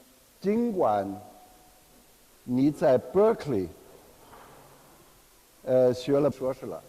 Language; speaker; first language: Chinese; non-native, fluent; German